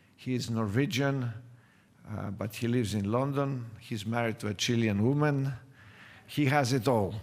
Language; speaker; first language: English; non-native, fluent; Greek